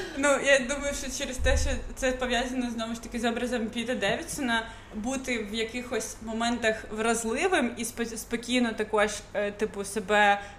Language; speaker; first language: Ukrainian; non-native, local second language; Russian